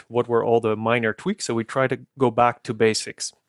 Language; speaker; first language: English; non-native, fluent; Dutch